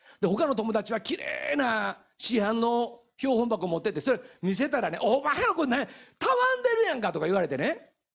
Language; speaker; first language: Japanese; native; Japanese